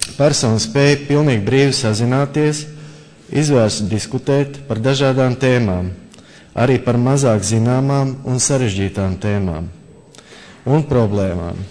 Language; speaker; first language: Latvian; native; Latvian